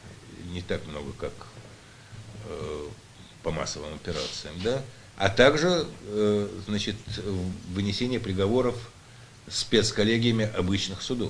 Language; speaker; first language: Russian; native; Russian